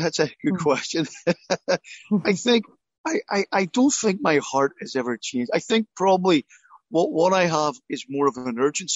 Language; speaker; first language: English; native; English